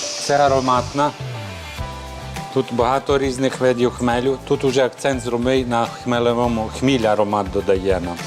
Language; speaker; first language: Ukrainian; native; Ukrainian